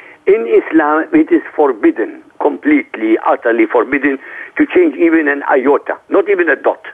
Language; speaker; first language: English; non-native, fluent; Arabic